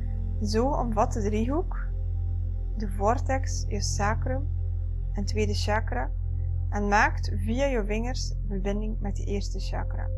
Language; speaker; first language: Dutch; native; Dutch